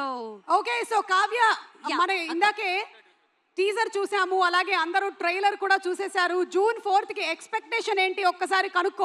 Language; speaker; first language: Telugu; native; Telugu